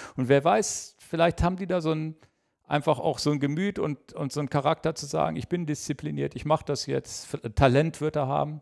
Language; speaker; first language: German; native; German